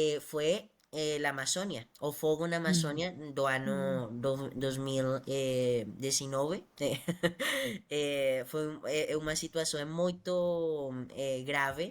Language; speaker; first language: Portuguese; non-native, learner; Spanish